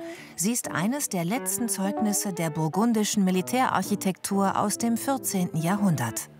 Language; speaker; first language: German; native; German